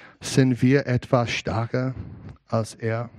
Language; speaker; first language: German; non-native, learner; English